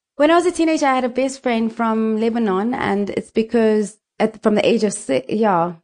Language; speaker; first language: English; non-native, local second language; Northern Sotho